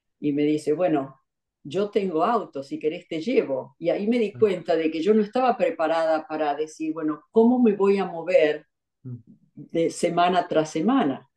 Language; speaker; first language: Spanish; native; Spanish